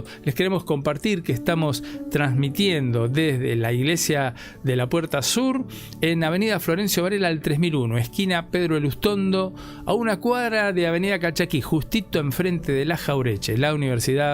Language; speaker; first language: Spanish; native; Spanish